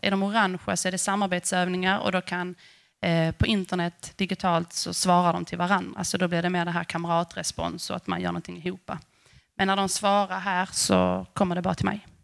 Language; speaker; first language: Swedish; native; Swedish